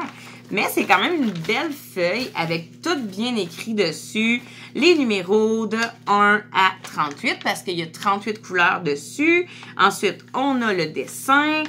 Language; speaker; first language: French; native; French